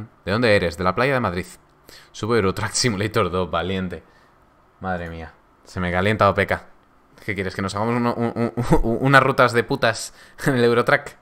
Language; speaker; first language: Spanish; native; Spanish